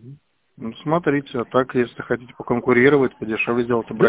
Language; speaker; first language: Russian; native; Russian